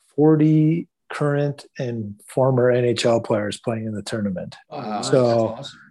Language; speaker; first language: English; native; English